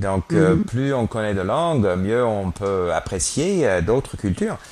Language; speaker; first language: French; non-native, fluent; English